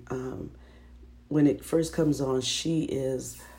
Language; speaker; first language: English; native; English